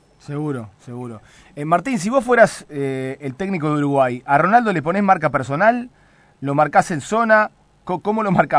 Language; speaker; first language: Spanish; native; Spanish